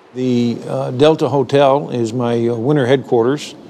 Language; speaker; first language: English; native; English